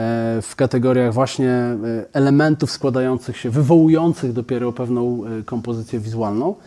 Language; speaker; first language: Polish; native; Polish